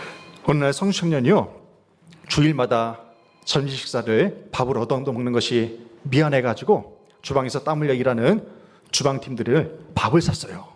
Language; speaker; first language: Korean; native; Korean